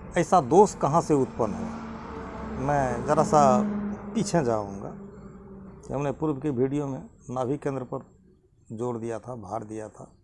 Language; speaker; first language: Hindi; native; Hindi